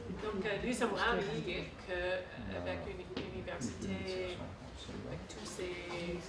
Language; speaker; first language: French; non-native, fluent; English